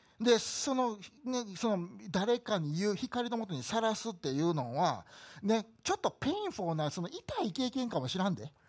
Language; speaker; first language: Japanese; native; Japanese